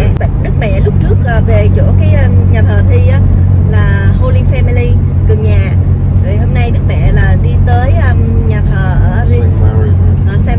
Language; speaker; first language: Vietnamese; native; Vietnamese